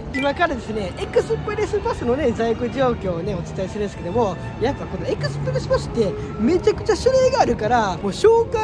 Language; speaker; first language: Japanese; native; Japanese